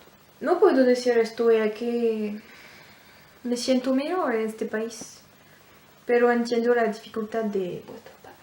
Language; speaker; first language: Spanish; non-native, learner; French